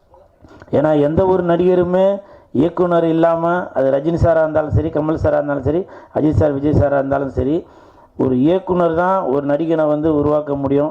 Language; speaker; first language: Tamil; native; Tamil